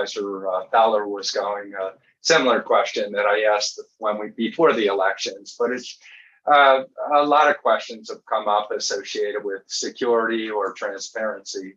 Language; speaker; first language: English; native; English